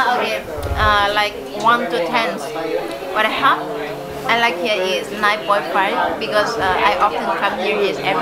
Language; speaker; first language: English; non-native, learner; Vietnamese